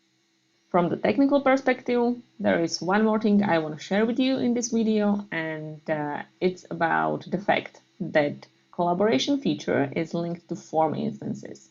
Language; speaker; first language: English; non-native, fluent; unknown